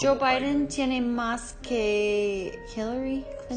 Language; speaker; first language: Spanish; non-native, learner; English